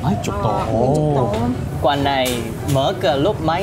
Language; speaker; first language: Vietnamese; non-native, fluent; Korean